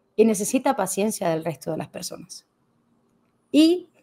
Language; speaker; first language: Spanish; native; Spanish